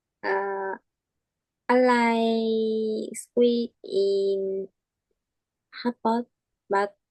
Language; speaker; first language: English; non-native, learner; Vietnamese